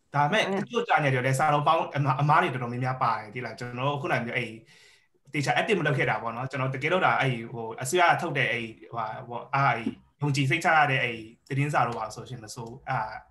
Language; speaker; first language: Burmese; non-native, local second language; Shan